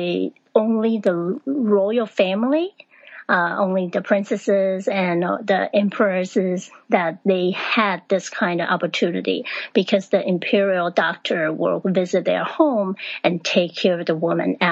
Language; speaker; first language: English; non-native, fluent; Chinese